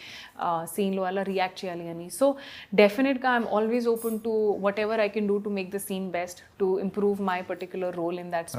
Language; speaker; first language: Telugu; non-native, fluent; Hindi